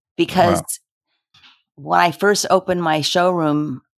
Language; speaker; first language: English; native; English